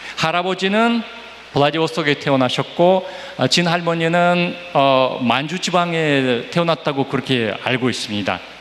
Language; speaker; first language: Korean; non-native, fluent; Russian